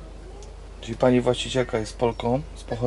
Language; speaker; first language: Polish; native; Polish